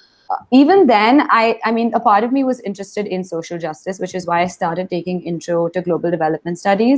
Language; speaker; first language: English; non-native, local second language; Hindi